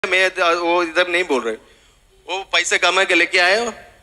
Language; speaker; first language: Hindi; non-native, local second language; Malayalam